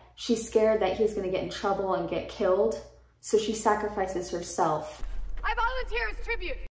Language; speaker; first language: English; native; English